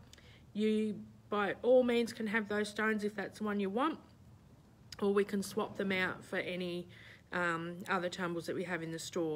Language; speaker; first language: English; native; English